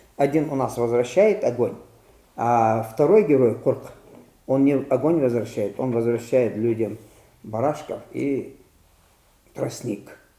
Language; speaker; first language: Russian; non-native, local second language; Ingush